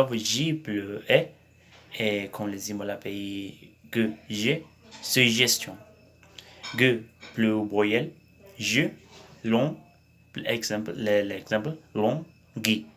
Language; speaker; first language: French; non-native, learner; Spanish